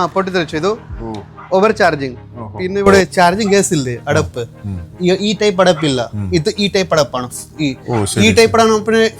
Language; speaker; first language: Malayalam; non-native, learner; Kannada